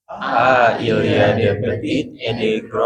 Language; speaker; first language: French; non-native, learner; Indonesian